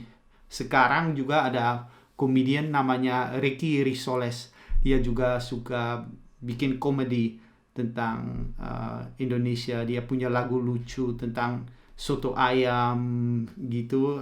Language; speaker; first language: Indonesian; early bilingual, heritage; Dutch